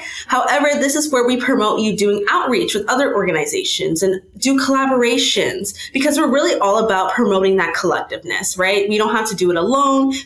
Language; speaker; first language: English; native; English